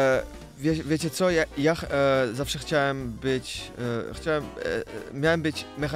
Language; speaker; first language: Polish; early bilingual, other home language; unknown